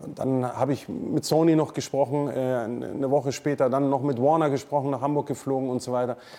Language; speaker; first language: German; native; German